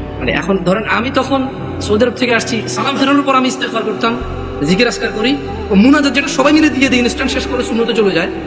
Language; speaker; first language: Bangla; early bilingual, heritage; Bangla